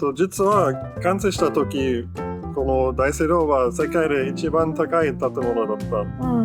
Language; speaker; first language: Japanese; non-native, fluent; German